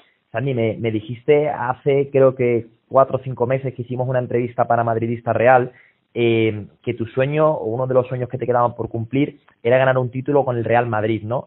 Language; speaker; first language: Spanish; native; Spanish